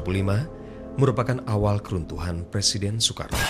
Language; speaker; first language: Indonesian; native; Indonesian